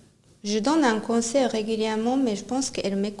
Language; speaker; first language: French; non-native, fluent; Japanese